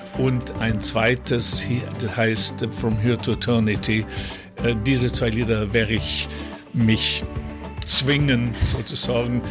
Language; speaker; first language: German; non-native, local second language; Ladin